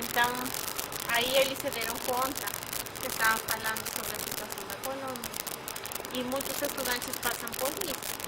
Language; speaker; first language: Portuguese; non-native, fluent; Spanish